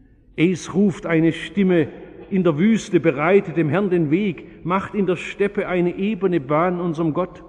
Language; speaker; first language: German; native; German